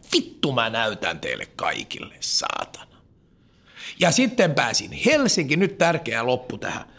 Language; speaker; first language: Finnish; non-native, local second language; Swedish